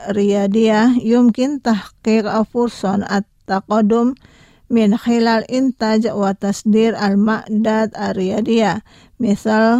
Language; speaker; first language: Arabic; non-native, fluent; Indonesian